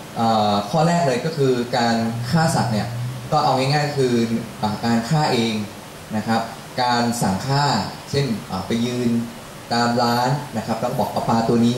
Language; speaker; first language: Thai; native; Thai